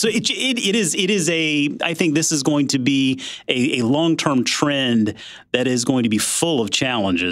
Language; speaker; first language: English; native; English